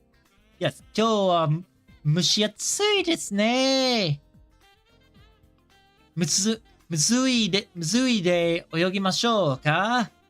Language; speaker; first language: Japanese; non-native, learner; English